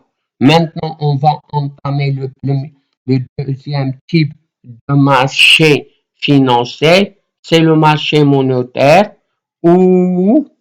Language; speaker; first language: French; non-native, local second language; Arabic